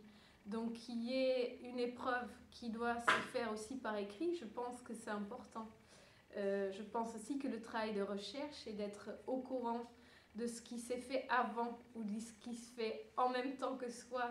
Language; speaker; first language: French; early bilingual, other home language; Dutch